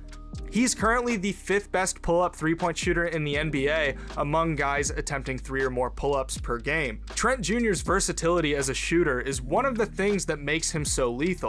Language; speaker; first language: English; native; English